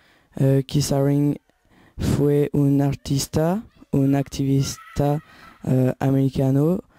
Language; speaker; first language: Spanish; non-native, learner; French